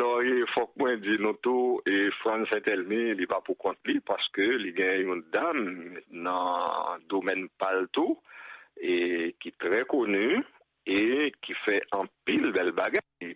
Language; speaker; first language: French; non-native, local second language; Haitian Creole